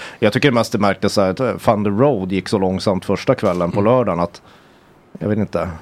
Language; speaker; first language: Swedish; native; Swedish